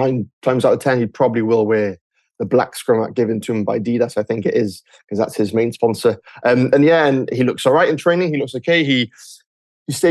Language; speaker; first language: English; native; English